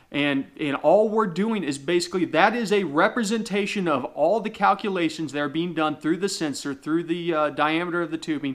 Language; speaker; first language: English; native; English